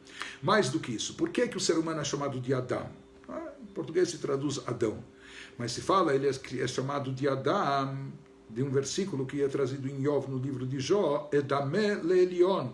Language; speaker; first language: Portuguese; native; Portuguese